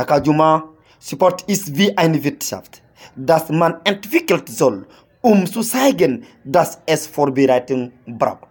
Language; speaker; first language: German; non-native, learner; French